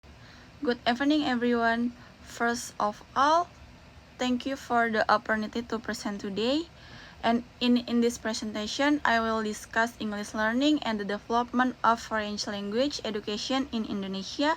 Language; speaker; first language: English; non-native, learner; Indonesian